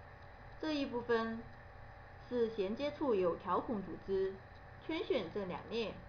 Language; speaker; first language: Chinese; native; Chinese